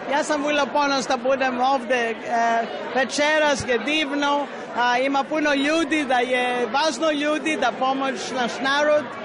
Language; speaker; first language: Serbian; non-native, learner; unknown